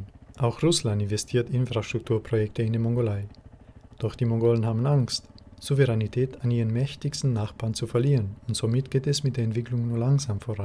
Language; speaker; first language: German; native; German